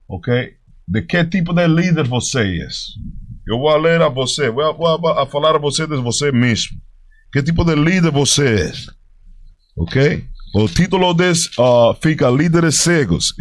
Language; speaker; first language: Portuguese; non-native, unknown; Spanish